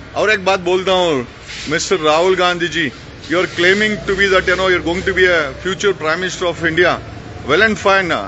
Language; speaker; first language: Hindi; non-native, local second language; Kannada